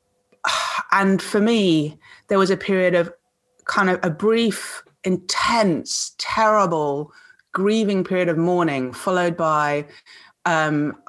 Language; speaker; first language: English; native; English